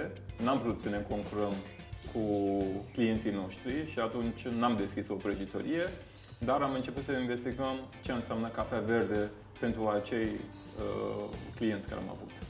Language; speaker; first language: Romanian; non-native, fluent; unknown